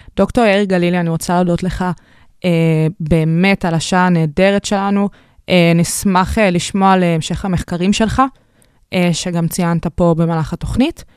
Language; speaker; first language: Hebrew; native; Hebrew